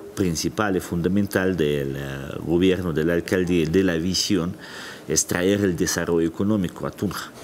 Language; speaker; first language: Spanish; non-native, fluent; Russian